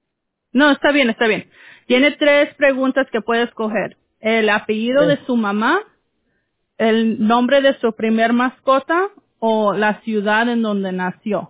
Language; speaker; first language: Spanish; early bilingual, heritage; Spanish